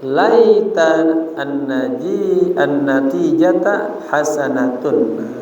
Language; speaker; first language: Arabic; non-native, fluent; Indonesian